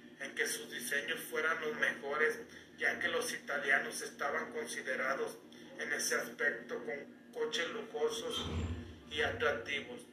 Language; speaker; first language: Spanish; native; Spanish